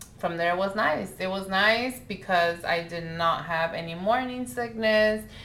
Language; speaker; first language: English; early bilingual, other home language; Spanish